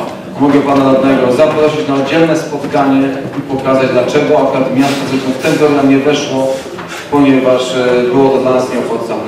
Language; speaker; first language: Polish; native; Polish